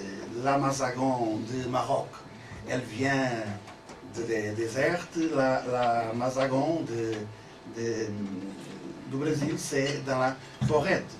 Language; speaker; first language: French; non-native, learner; Portuguese